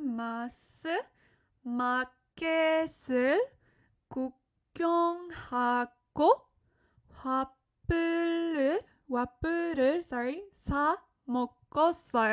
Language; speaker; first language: Korean; non-native, learner; English